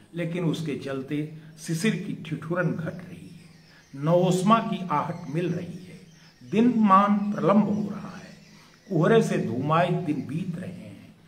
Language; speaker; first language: Hindi; native; Hindi